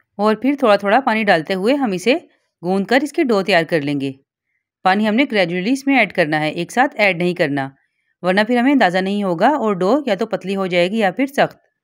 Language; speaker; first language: Urdu; native; Urdu